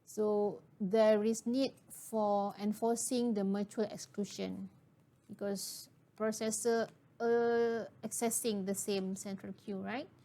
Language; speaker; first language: English; non-native, local second language; Malay